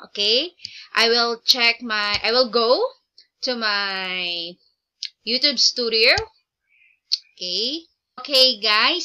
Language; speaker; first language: English; non-native, local second language; Filipino